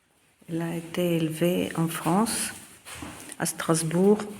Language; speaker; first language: French; non-native, fluent; Russian